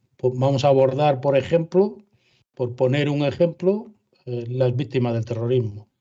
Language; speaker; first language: Spanish; native; Spanish